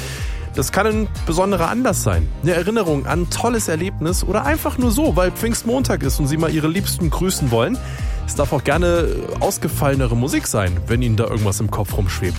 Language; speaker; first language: German; native; German